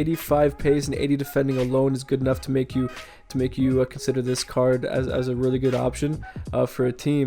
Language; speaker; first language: English; native; English